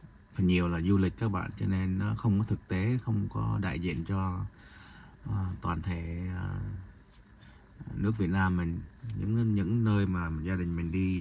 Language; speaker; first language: Vietnamese; early bilingual, heritage; Vietnamese